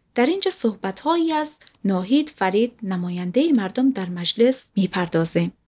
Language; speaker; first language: Persian; native; Persian